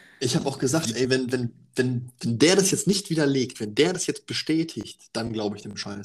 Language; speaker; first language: German; native; German